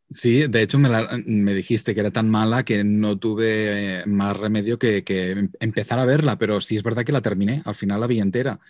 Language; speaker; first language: Spanish; non-native, local second language; Catalan